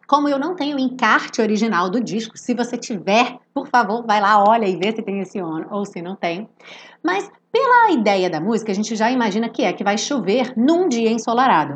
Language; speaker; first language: Portuguese; native; Portuguese